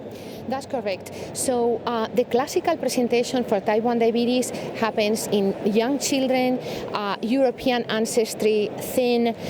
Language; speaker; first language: English; non-native, fluent; Spanish